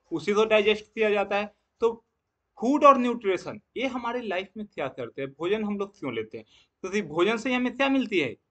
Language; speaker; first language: Hindi; native; Hindi